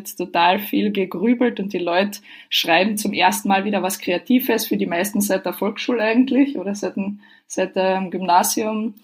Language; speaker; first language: German; native; German